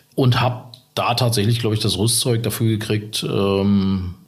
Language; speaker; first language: German; native; German